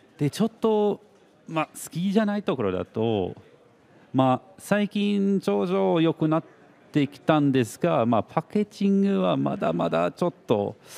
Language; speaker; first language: Japanese; non-native, fluent; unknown